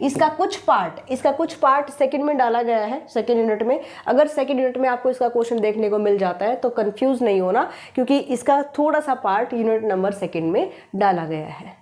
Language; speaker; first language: Hindi; native; Hindi